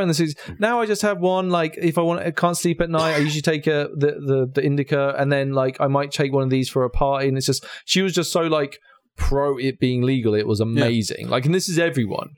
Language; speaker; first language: English; native; English